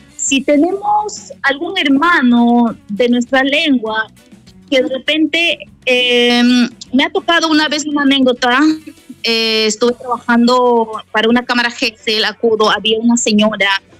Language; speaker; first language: Spanish; non-native, local second language; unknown